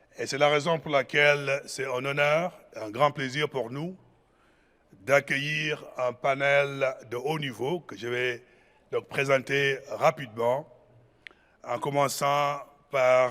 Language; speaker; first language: French; non-native, local second language; Wolof